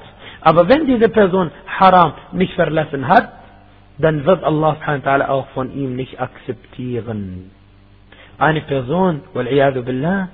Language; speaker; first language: German; non-native, fluent; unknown